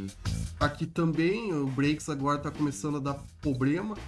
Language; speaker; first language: Portuguese; native; Portuguese